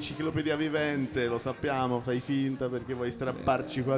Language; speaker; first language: Italian; native; Italian